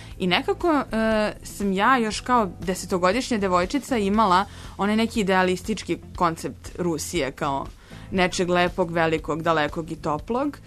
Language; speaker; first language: Serbian; native; Serbian